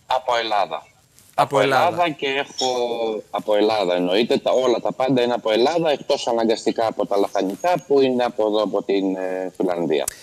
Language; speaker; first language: Greek; native; Greek